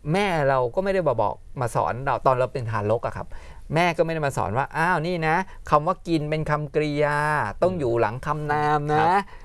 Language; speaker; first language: Thai; native; Thai